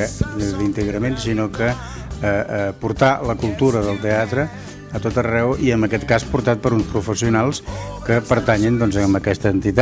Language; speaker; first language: Catalan; native; Catalan